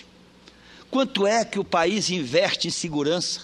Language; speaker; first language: Portuguese; native; Portuguese